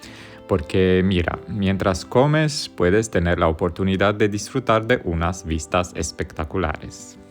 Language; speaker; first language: Spanish; non-native, fluent; Romanian